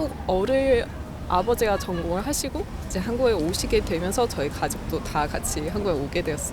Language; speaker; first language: Korean; early bilingual, other home language; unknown